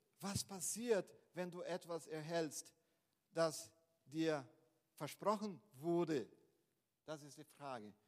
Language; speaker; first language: German; non-native, fluent; Portuguese